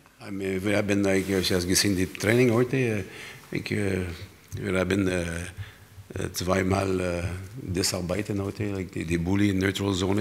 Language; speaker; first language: German; non-native, learner; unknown